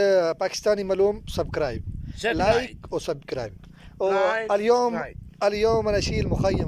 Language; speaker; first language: Arabic; non-native, learner; Urdu